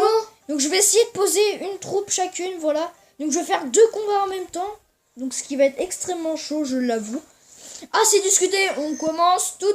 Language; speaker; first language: French; native; French